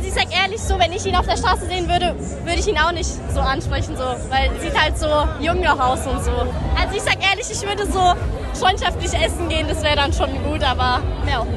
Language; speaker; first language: German; native; German